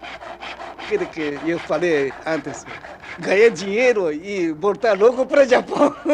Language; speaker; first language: Portuguese; non-native, fluent; Japanese